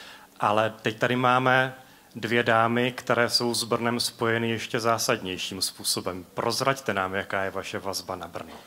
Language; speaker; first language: Czech; native; Czech